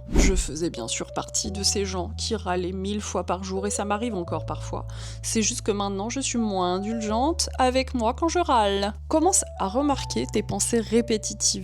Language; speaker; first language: French; native; French